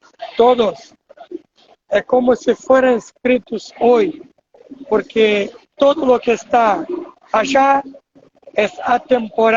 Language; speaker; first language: Spanish; non-native, fluent; Portuguese